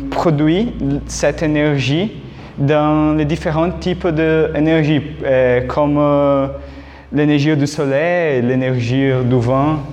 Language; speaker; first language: French; non-native, learner; Portuguese